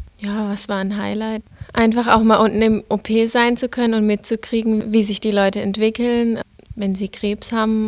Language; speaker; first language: German; native; German